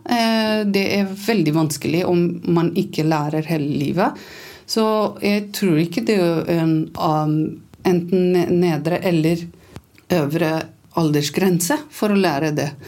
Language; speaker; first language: Norwegian; non-native, fluent; Romanian